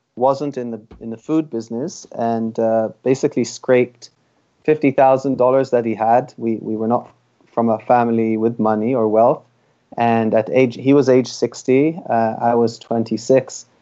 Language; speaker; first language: English; early bilingual, other home language; Hebrew